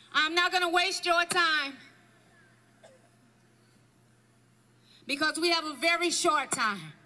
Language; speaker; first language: English; native; English